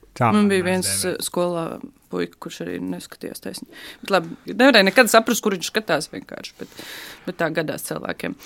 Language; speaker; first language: Latvian; native; Latvian